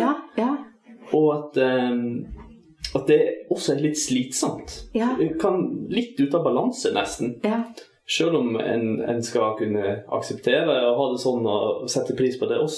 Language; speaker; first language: Norwegian; native; Norwegian